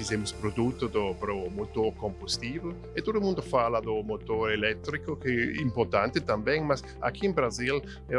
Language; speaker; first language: Portuguese; non-native, fluent; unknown